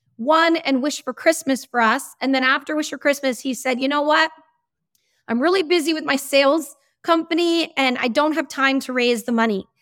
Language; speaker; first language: English; native; English